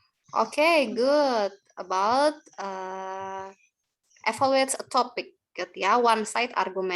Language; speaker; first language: English; non-native, learner; Indonesian